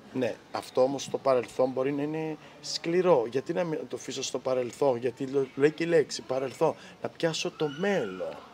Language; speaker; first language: Greek; native; Greek